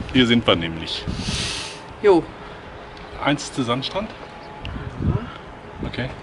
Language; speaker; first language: German; native; German